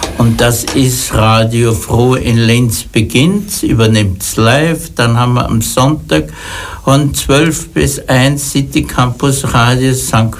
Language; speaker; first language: German; native; German